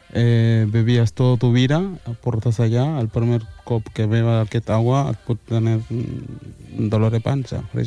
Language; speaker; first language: Catalan; early bilingual, other home language; Wolof